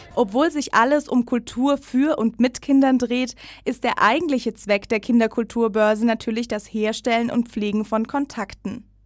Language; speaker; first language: German; native; German